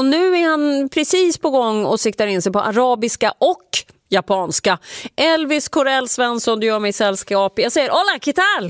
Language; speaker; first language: Swedish; native; Swedish